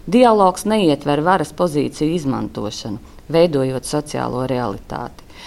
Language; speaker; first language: Latvian; native; Latvian